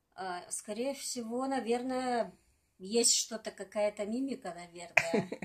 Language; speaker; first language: Russian; non-native, local second language; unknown